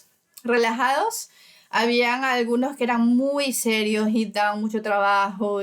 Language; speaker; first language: Spanish; early bilingual, heritage; Spanish